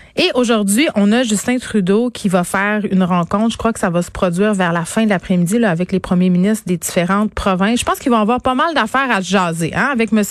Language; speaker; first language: French; native; French